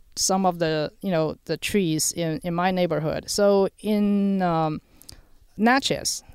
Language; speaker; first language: English; non-native, fluent; Chinese